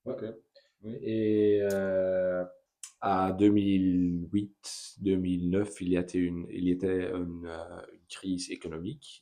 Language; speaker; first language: French; non-native, learner; Dutch